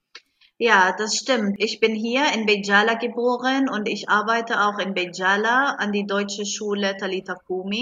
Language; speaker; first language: German; non-native, fluent; Arabic